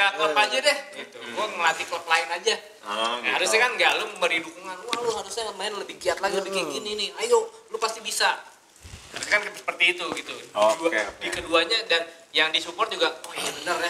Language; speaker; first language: Indonesian; native; Indonesian